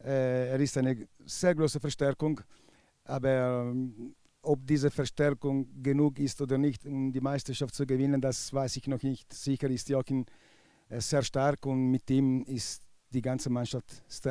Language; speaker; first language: German; non-native, local second language; Italian